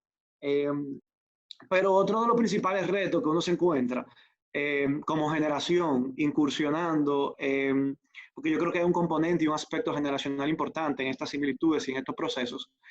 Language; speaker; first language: Spanish; native; Spanish